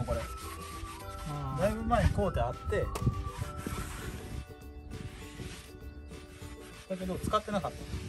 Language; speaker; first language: Japanese; native; Japanese